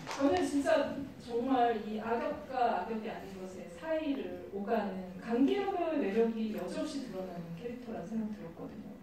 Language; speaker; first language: Korean; native; Korean